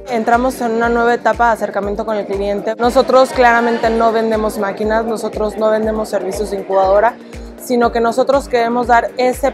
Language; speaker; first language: Spanish; native; Spanish